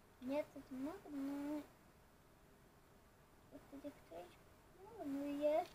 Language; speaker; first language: Russian; non-native, local second language; Ukrainian